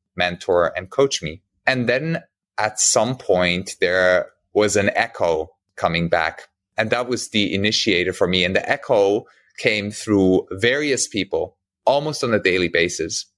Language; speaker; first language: English; non-native, fluent; German